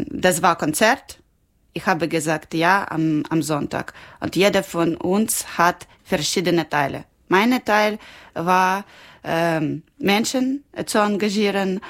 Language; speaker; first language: German; non-native, learner; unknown